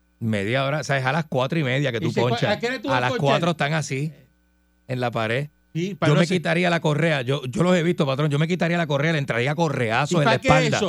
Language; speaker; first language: Spanish; native; Spanish